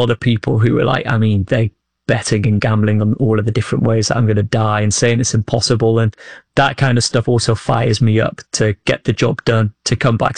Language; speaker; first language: English; native; English